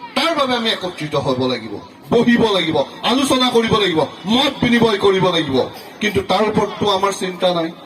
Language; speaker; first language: Assamese; non-native, local second language; Bangla